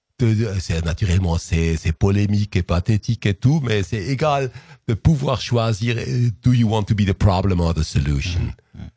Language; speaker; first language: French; non-native, local second language; Swiss German